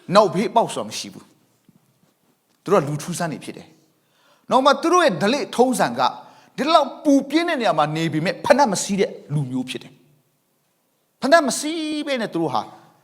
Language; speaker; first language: Burmese; non-native, local second language; Thado Chin